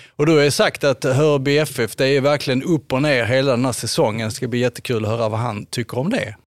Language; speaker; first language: Swedish; native; Swedish